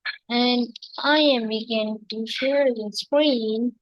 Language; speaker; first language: English; non-native, local second language; Urdu